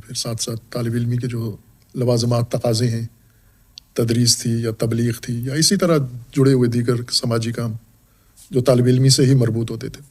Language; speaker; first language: Urdu; native; Urdu